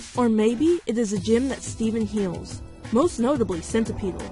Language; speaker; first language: English; native; English